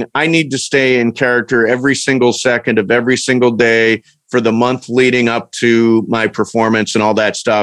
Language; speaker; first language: English; native; English